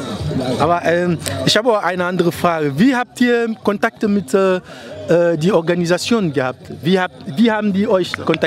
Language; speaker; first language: German; non-native, learner; French